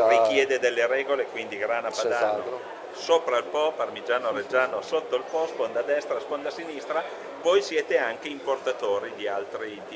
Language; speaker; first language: Italian; native; Italian